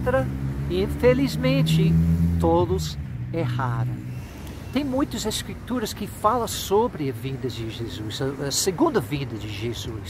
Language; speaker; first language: Portuguese; non-native, fluent; English